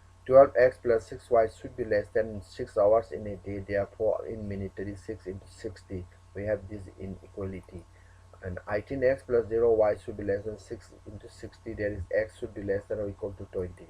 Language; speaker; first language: English; non-native, local second language; Manipuri